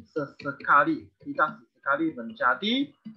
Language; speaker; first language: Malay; non-native, local second language; Chinese